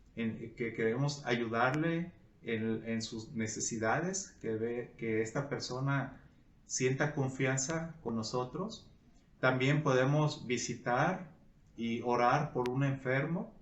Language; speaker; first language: Spanish; native; Spanish